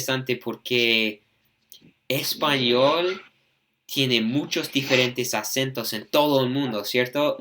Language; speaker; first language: Spanish; non-native, fluent; English